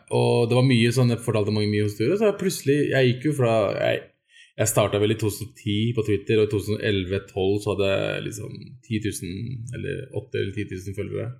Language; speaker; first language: Norwegian; early bilingual, other home language; Urdu